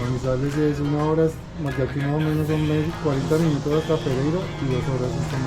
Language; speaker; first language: Spanish; native; Spanish